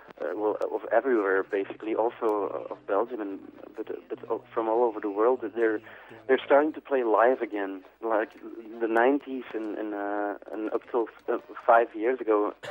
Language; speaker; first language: English; non-native, fluent; Dutch